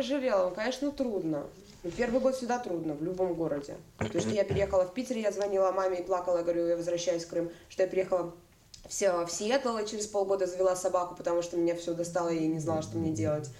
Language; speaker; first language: Russian; native; Russian